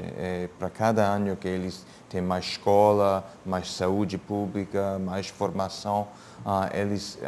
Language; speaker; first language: Portuguese; non-native, fluent; English